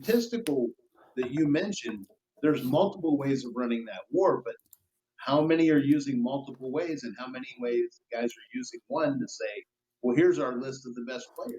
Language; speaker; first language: English; native; English